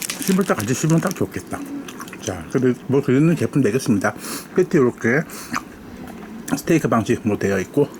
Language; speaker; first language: Korean; native; Korean